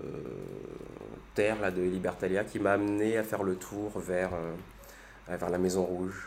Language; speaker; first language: French; native; French